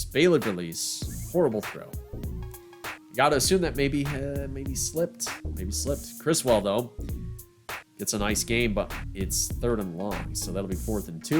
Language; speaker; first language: English; native; English